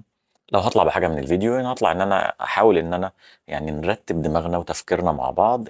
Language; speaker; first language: Arabic; native; Arabic